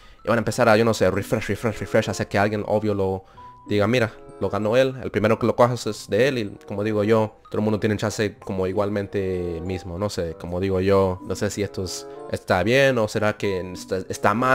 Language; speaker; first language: Spanish; early bilingual, heritage; Spanish